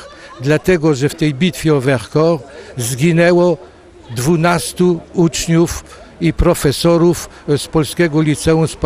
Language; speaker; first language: Polish; early bilingual, heritage; Polish